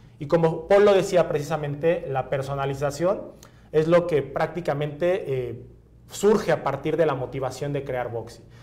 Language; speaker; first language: Spanish; native; Spanish